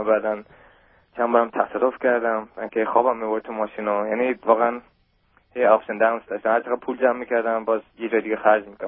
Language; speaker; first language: Persian; early bilingual, heritage; German